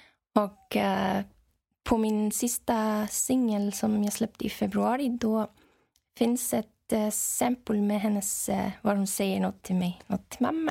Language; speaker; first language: Swedish; non-native, fluent; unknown